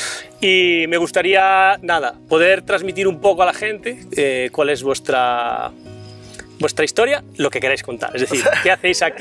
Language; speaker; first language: Spanish; native; Spanish